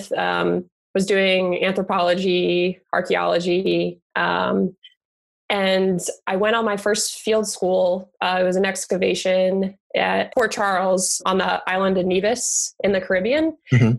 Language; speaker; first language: English; native; English